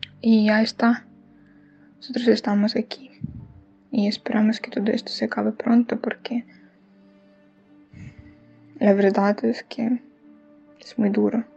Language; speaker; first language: Spanish; non-native, fluent; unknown